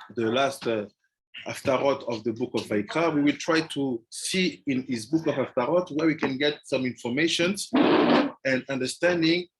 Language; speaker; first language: English; non-native, fluent; French